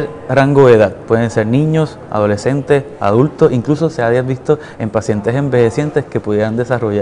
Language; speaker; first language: Spanish; native; Spanish